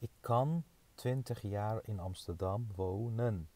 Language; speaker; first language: Dutch; non-native, fluent; Turkish